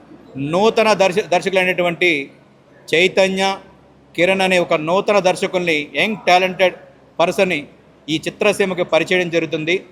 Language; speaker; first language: Telugu; native; Telugu